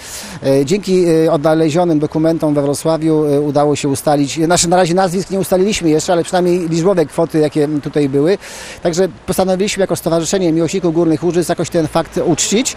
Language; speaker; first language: Polish; native; Polish